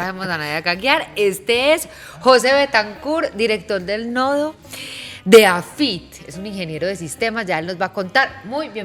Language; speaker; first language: Spanish; native; Spanish